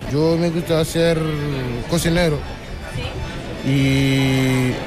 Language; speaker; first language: Spanish; non-native, learner; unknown